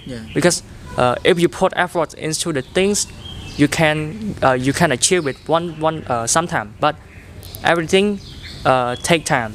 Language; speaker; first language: English; non-native, fluent; Khmer